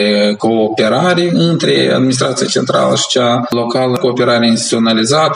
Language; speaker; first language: Romanian; native; Romanian